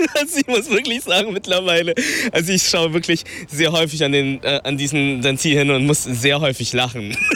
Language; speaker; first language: German; early bilingual, other home language; Vietnamese